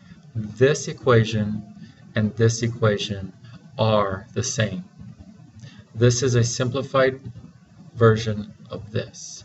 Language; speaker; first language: English; native; English